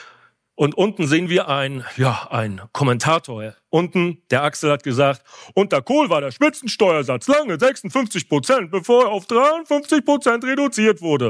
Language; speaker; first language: German; native; German